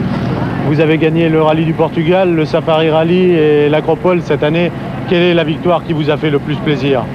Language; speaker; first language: French; native; French